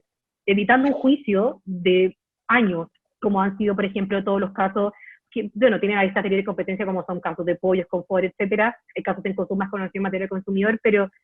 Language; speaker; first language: Spanish; native; Spanish